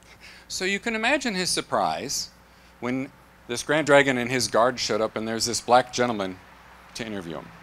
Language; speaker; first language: English; native; English